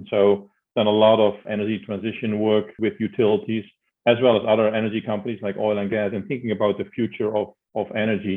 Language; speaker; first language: English; non-native, fluent; Dutch